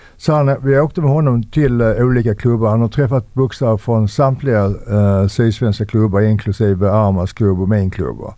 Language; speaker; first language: Swedish; native; Swedish